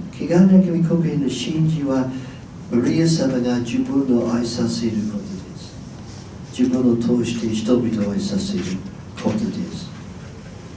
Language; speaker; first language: Japanese; non-native, fluent; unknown